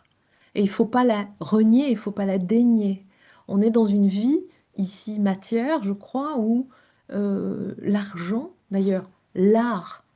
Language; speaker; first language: French; native; French